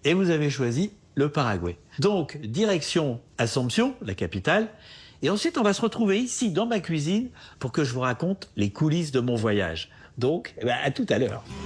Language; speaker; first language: French; native; French